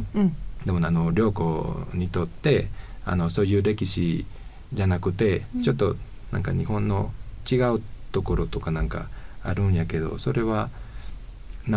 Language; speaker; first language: Japanese; non-native, fluent; Spanish